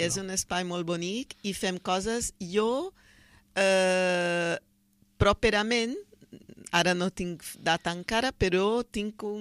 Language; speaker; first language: Catalan; non-native, fluent; Portuguese